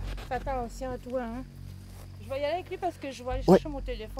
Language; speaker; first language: French; native; French